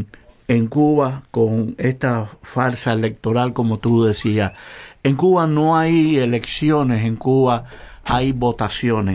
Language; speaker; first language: Spanish; native; Spanish